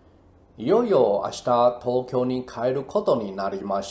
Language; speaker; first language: Japanese; non-native, fluent; Chinese